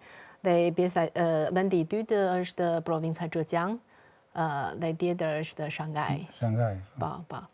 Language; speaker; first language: Albanian; non-native, fluent; Chinese